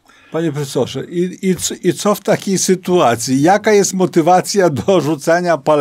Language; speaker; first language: Polish; native; Polish